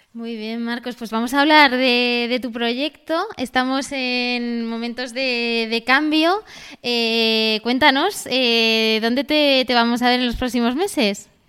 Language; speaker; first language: Spanish; native; Spanish